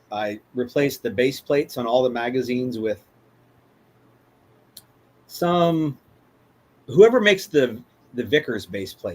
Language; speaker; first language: English; native; English